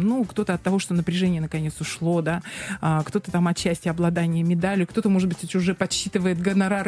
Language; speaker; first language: Russian; native; Russian